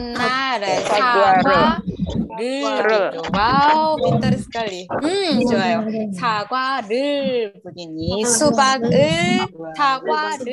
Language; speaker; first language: Indonesian; non-native, learner; Korean